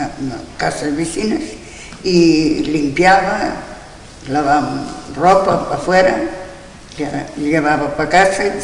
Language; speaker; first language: Spanish; non-native, local second language; Galician